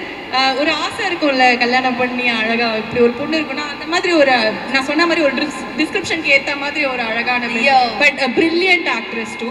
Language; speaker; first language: Tamil; native; Tamil